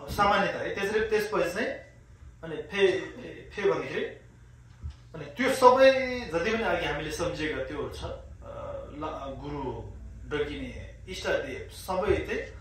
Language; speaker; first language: Nepali; non-native, local second language; Sherpa